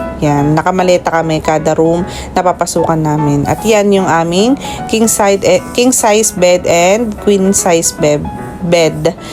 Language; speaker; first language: Filipino; native; Filipino